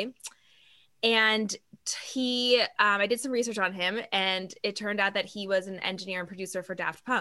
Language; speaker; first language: English; native; English